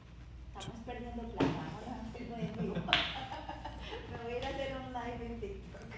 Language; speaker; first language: Spanish; native; Spanish